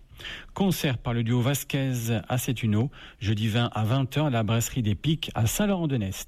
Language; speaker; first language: French; native; French